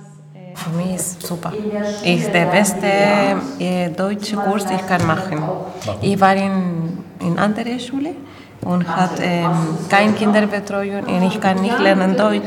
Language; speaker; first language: German; non-native, learner; Spanish